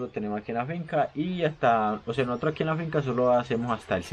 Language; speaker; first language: Spanish; native; Spanish